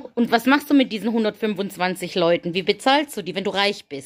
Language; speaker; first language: German; native; German